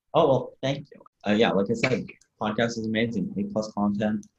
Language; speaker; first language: English; native; English